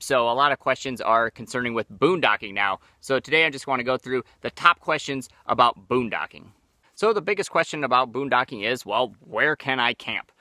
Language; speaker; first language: English; native; English